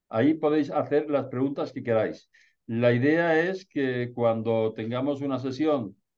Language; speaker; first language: Spanish; native; Spanish